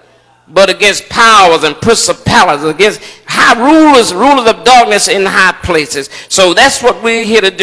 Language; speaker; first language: English; native; English